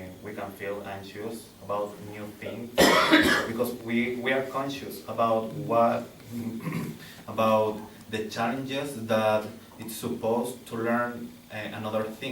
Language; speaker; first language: English; non-native, learner; Spanish